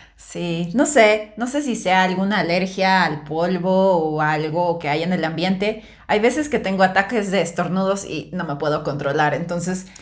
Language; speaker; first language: Spanish; native; Spanish